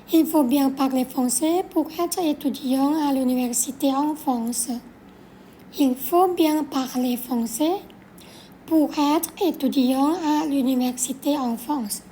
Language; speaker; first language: French; non-native, fluent; Thai